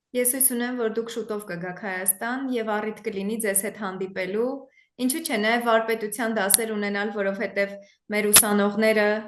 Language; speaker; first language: Armenian; native; Armenian